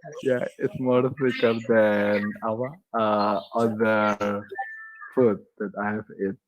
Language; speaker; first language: English; non-native, learner; Indonesian